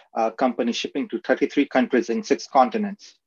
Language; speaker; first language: English; non-native, local second language; Marathi